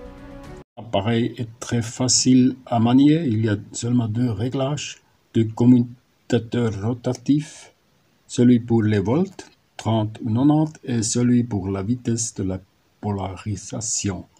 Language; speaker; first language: French; non-native, learner; German